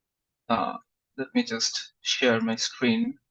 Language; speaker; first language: English; non-native, fluent; Bangla